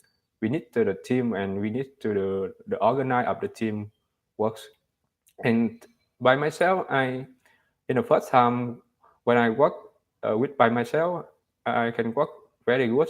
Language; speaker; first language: English; non-native, learner; Vietnamese